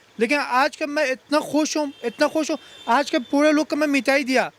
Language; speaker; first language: Hindi; non-native, learner; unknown